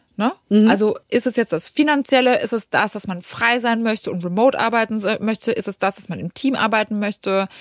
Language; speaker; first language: German; early bilingual, other home language; Polish